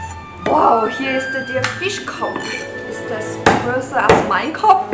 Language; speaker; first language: German; non-native, fluent; Chinese